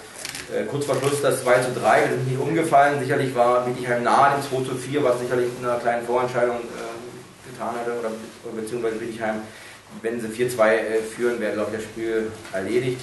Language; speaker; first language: German; native; German